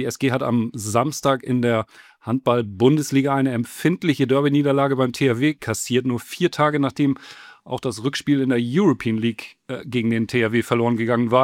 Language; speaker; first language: German; native; German